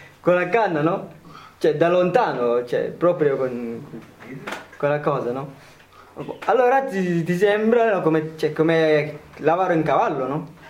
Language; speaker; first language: Italian; non-native, fluent; Tigrinya